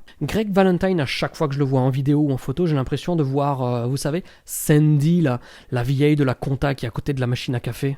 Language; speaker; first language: French; native; French